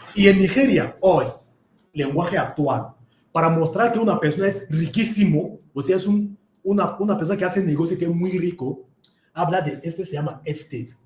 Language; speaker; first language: Spanish; non-native, fluent; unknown